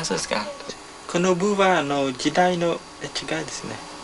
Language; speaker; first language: Japanese; non-native, learner; Khmer